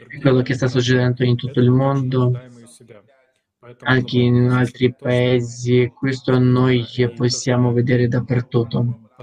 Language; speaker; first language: Italian; non-native, learner; Russian